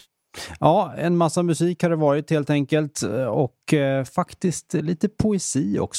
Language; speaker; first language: Swedish; native; Swedish